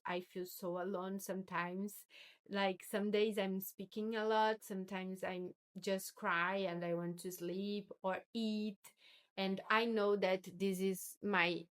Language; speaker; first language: English; non-native, learner; Portuguese